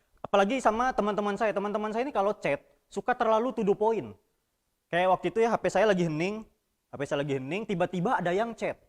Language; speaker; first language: Indonesian; native; Indonesian